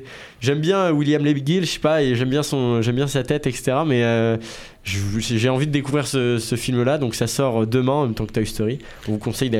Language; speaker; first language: French; native; French